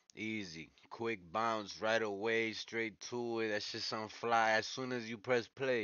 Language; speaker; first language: English; early bilingual, other home language; Spanish